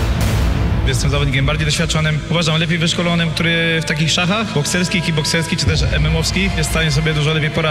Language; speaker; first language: Polish; native; Polish